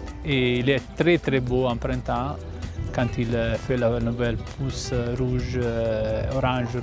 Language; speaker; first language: French; non-native, fluent; Italian